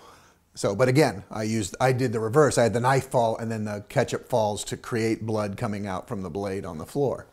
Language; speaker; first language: English; native; English